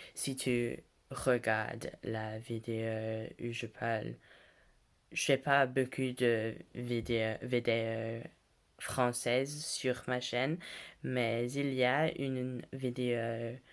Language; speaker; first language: French; non-native, learner; English